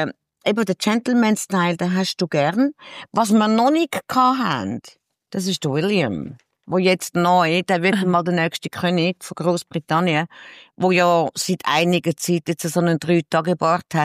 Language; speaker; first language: German; native; German